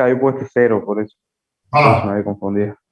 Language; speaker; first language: Spanish; native; Spanish